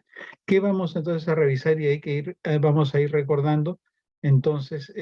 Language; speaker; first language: Spanish; native; Spanish